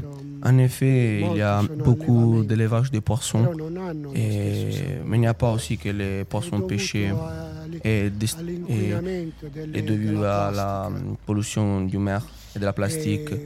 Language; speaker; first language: French; non-native, learner; Italian